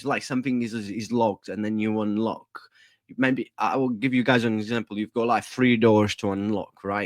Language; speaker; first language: English; non-native, fluent; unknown